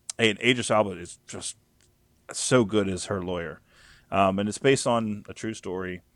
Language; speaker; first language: English; native; English